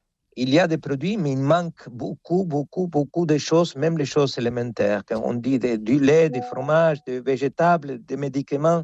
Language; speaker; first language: French; non-native, fluent; Spanish